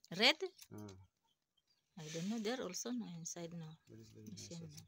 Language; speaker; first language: English; non-native, learner; Filipino